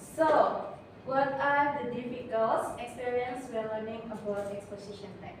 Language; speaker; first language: English; non-native, learner; Indonesian